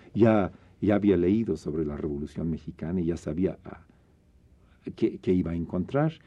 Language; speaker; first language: Spanish; non-native, fluent; English